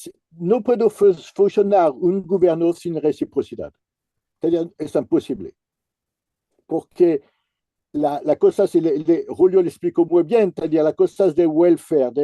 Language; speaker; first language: Spanish; non-native, fluent; French